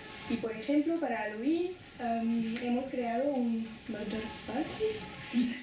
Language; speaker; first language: Spanish; non-native, fluent; French